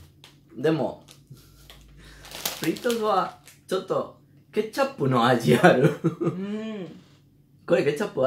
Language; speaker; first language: Japanese; non-native, learner; Spanish